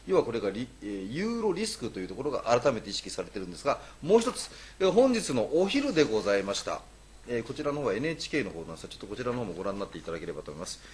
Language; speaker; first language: Japanese; native; Japanese